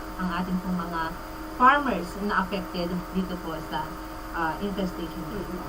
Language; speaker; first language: Filipino; non-native, local second language; Iloko